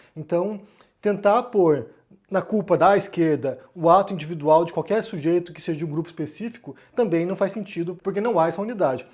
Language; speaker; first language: Portuguese; native; Portuguese